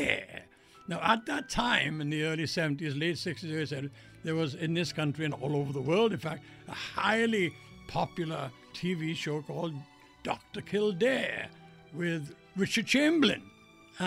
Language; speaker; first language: English; native; English